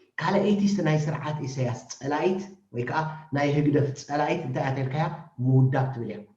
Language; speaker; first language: Tigrinya; native; Tigrinya